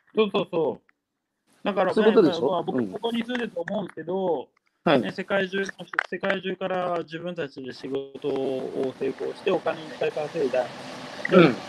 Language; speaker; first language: Japanese; native; Japanese